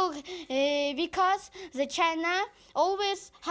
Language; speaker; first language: English; non-native, fluent; Kazakh